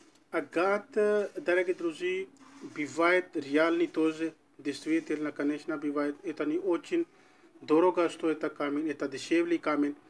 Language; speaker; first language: Russian; non-native, learner; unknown